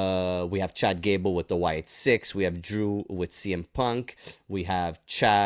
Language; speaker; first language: English; native; English